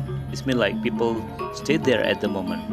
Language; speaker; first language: English; non-native, learner; Indonesian